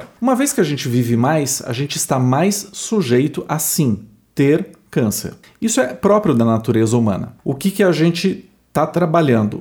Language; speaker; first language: Portuguese; native; Portuguese